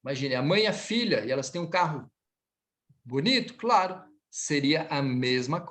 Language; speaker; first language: Portuguese; native; Portuguese